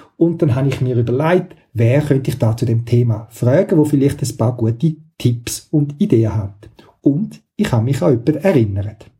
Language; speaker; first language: German; native; German